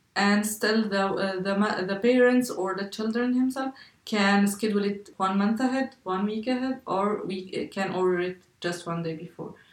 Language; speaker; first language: English; non-native, fluent; Arabic